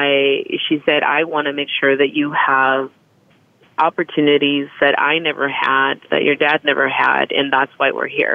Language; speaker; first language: English; early bilingual, other home language; Spanish